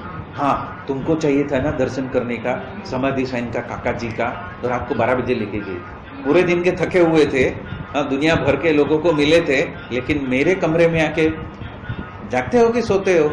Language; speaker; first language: Hindi; non-native, local second language; Gujarati